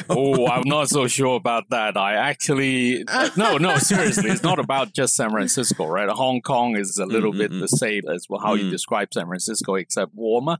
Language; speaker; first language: English; non-native, local second language; Cantonese